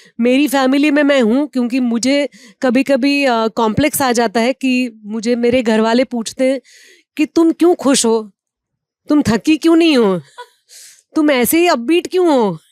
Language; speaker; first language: Hindi; non-native, local second language; Marathi